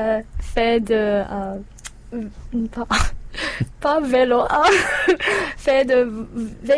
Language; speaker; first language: French; non-native, learner; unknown